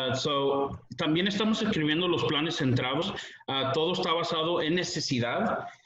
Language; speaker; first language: Spanish; early bilingual, heritage; Spanish